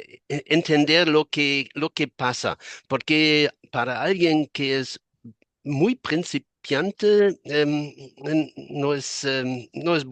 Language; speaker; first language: Spanish; non-native, fluent; German